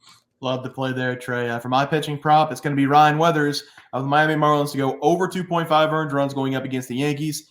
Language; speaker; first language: English; native; English